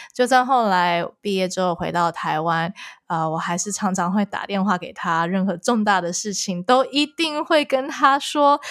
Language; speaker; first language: Chinese; early bilingual, heritage; Chinese